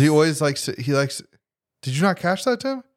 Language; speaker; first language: English; native; English